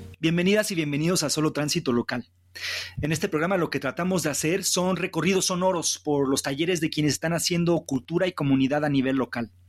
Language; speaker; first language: Spanish; native; Spanish